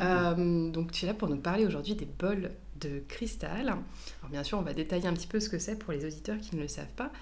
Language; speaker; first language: French; native; French